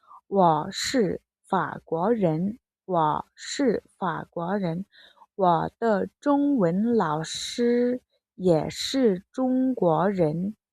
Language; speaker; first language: Chinese; non-native, fluent; Mongolian